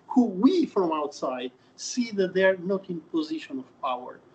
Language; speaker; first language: English; non-native, fluent; Albanian